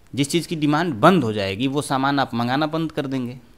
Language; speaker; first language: Hindi; native; Hindi